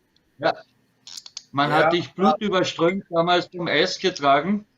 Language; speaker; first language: German; native; German